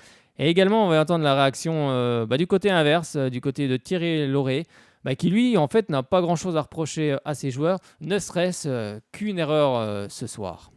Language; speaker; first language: French; native; French